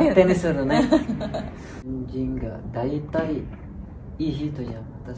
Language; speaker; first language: Japanese; non-native, learner; Indonesian